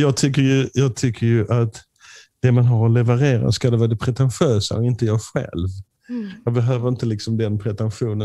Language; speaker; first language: Swedish; native; Swedish